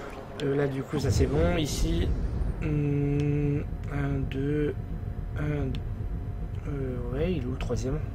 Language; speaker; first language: French; native; French